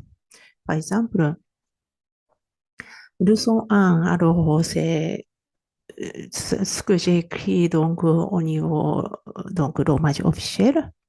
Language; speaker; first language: French; non-native, fluent; Japanese